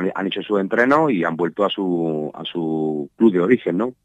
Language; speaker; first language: Spanish; native; Spanish